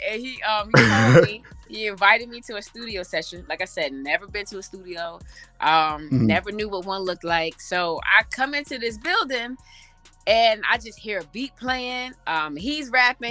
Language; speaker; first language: English; early bilingual, other home language; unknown